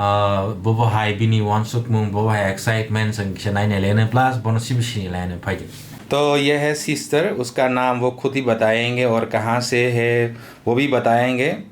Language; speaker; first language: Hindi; non-native, local second language; Kok Borok